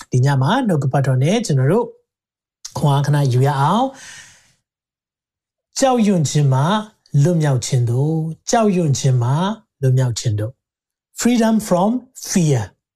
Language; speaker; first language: Burmese; native; Burmese